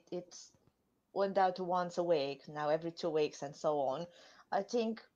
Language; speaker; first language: English; non-native, fluent; Romanian